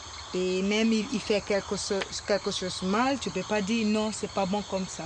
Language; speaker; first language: French; non-native, local second language; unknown